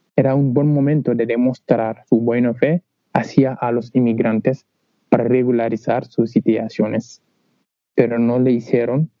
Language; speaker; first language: Spanish; non-native, fluent; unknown